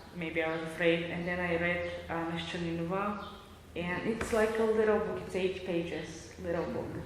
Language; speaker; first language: English; non-native, fluent; Bulgarian